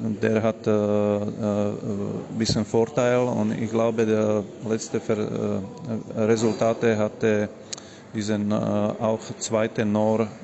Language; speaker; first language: German; non-native, learner; Slovak